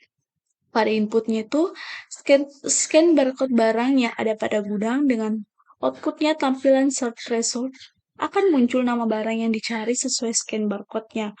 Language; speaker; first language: Indonesian; native; Indonesian